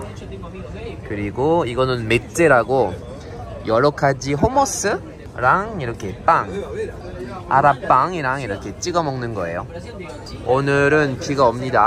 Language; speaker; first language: Korean; non-native, fluent; French